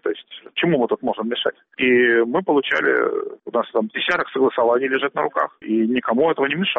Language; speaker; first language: Russian; native; Russian